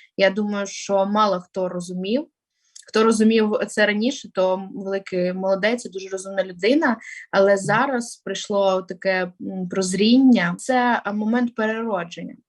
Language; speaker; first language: Ukrainian; non-native, local second language; Russian